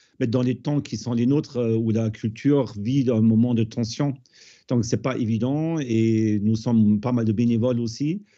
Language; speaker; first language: French; non-native, fluent; German